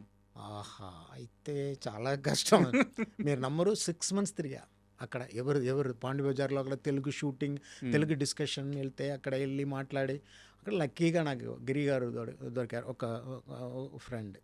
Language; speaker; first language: Telugu; non-native, fluent; Tamil